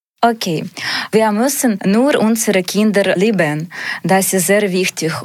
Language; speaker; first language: German; non-native, learner; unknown